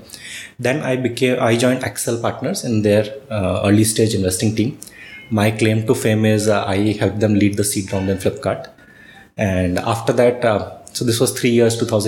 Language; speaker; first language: English; non-native, local second language; Marwari